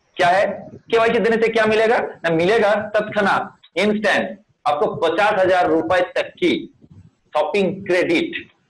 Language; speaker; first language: Hindi; non-native, local second language; Bangla